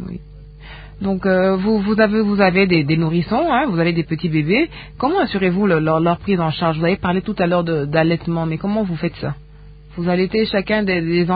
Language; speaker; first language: French; non-native, local second language; Lingala